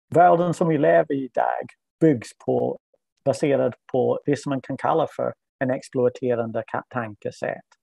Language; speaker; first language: Swedish; non-native, fluent; English